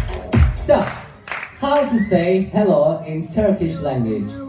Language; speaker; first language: English; non-native, fluent; Turkish